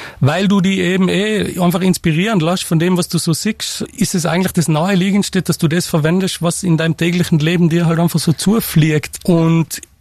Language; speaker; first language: German; native; German